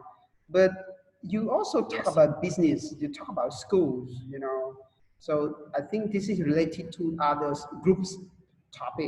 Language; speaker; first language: English; non-native, fluent; Khmer